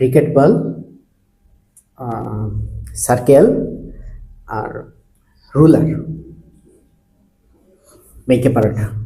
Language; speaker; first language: English; non-native, learner; Bangla